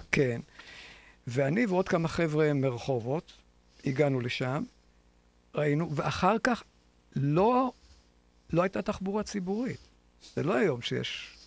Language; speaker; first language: Hebrew; native; Hebrew